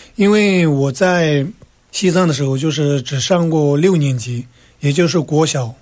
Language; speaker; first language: Chinese; non-native, local second language; Tibetan